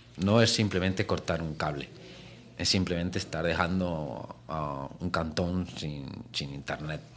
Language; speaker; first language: Spanish; native; Spanish